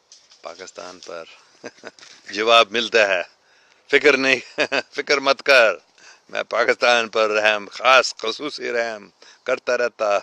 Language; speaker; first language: Hindi; non-native, local second language; English